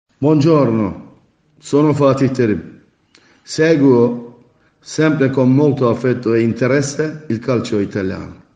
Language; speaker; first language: Italian; non-native, fluent; Turkish